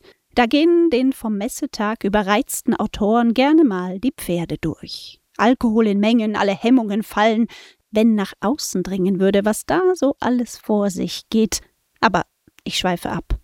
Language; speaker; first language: German; native; German